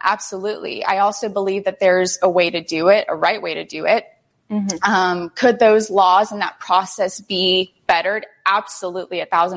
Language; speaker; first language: English; early bilingual, other home language; Spanish